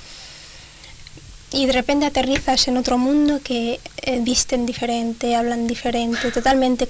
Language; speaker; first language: Spanish; early bilingual, other home language; Arabic